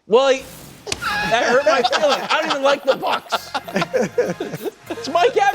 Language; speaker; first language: English; native; English